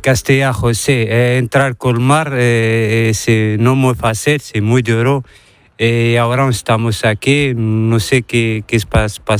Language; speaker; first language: Spanish; non-native, learner; Arabic